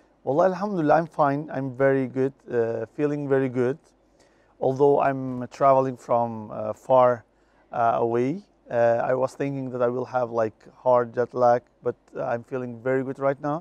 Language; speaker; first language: English; non-native, fluent; Turkish